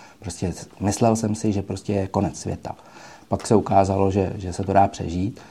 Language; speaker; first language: Czech; native; Czech